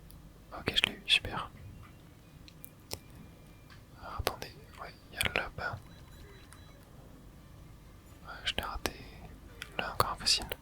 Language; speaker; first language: French; native; French